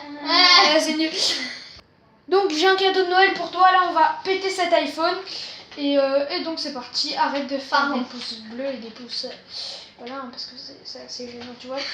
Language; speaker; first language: French; native; French